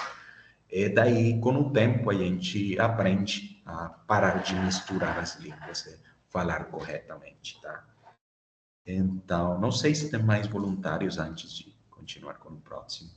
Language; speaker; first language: Portuguese; non-native, fluent; Spanish